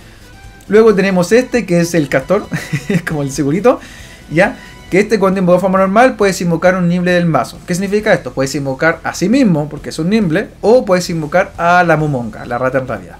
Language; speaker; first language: Spanish; native; Spanish